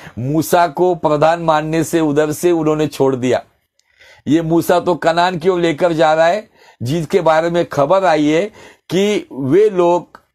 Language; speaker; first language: Hindi; non-native, local second language; Marathi